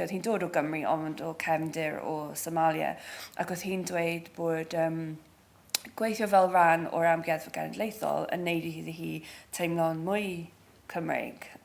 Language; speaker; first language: Welsh; native; Welsh